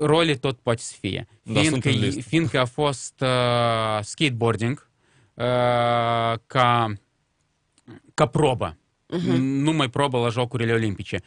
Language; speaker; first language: Romanian; non-native, local second language; Russian